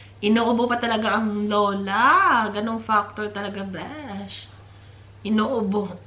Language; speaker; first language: Filipino; non-native, local second language; Cebuano